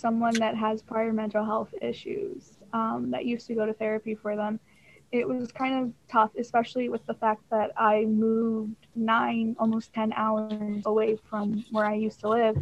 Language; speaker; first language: English; native; English